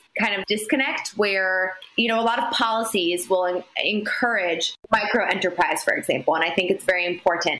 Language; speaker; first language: English; native; English